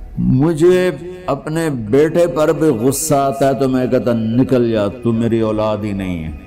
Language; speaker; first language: Urdu; non-native, local second language; Punjabi